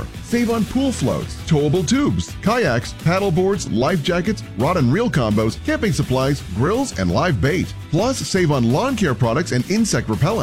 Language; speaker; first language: English; native; English